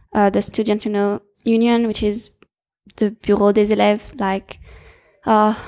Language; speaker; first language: English; non-native, fluent; French